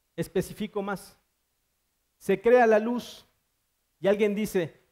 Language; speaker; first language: Spanish; native; Spanish